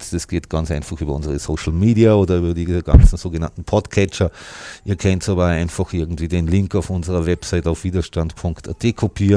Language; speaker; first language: German; native; German